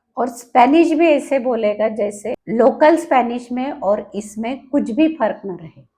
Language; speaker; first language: Hindi; non-native, local second language; Marathi